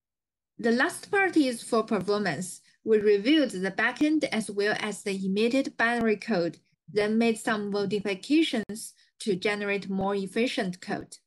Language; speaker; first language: English; non-native, fluent; Chinese